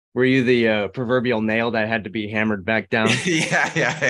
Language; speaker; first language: English; native; English